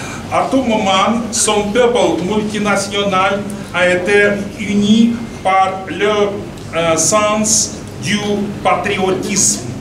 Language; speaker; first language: French; non-native, fluent; Russian